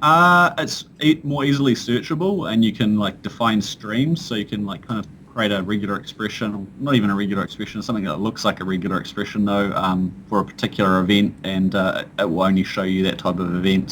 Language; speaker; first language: English; native; English